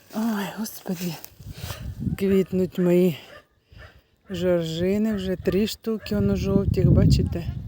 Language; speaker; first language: Ukrainian; native; Ukrainian